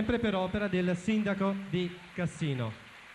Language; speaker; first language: Italian; native; Italian